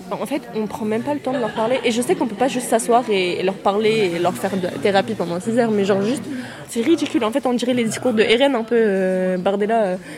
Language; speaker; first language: French; early bilingual, other home language; Kurdish